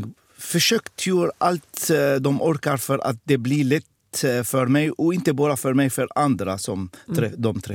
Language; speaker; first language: Swedish; non-native, fluent; Arabic